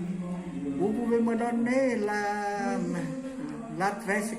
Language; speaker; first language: French; non-native, learner; Vietnamese